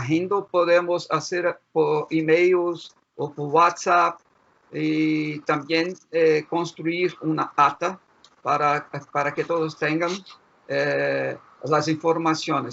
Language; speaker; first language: Spanish; non-native, fluent; Portuguese